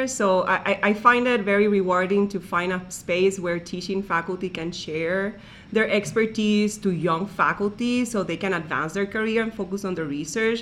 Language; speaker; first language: English; non-native, fluent; Spanish